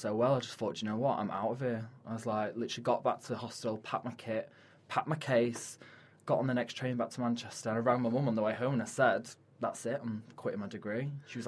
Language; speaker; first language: English; native; English